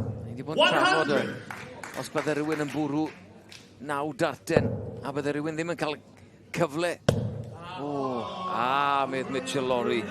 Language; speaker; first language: Welsh; native; Welsh